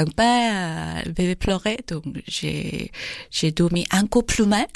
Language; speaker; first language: French; non-native, fluent; Korean